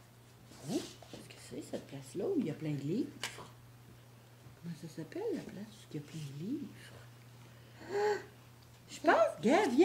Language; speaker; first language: French; native; French